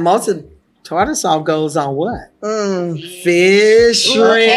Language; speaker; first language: English; native; English